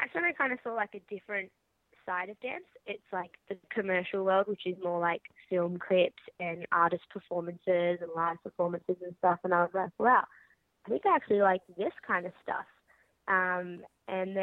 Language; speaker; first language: English; native; English